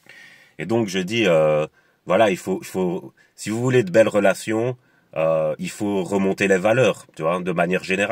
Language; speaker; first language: French; native; French